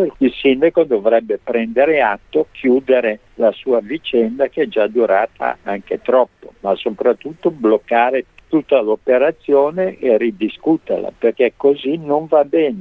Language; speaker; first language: Italian; native; Italian